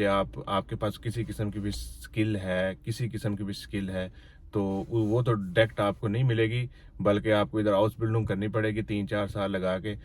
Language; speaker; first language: Urdu; non-native, local second language; Punjabi